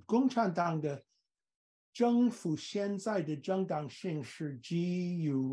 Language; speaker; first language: Chinese; non-native, fluent; English